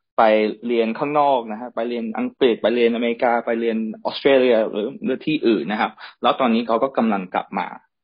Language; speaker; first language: Thai; early bilingual, heritage; Thai